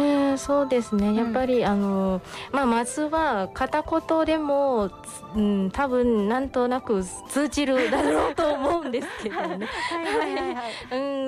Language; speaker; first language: Japanese; non-native, fluent; Thai